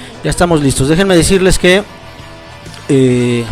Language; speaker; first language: Spanish; native; Spanish